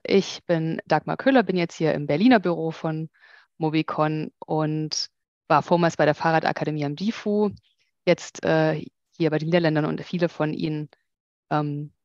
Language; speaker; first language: German; native; German